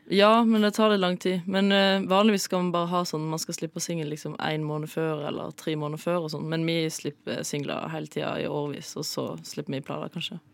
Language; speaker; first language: Norwegian; native; Norwegian